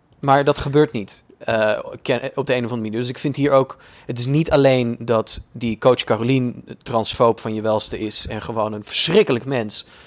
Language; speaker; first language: Dutch; native; Dutch